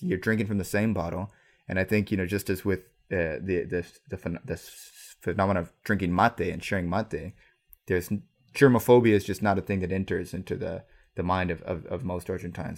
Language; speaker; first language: English; native; English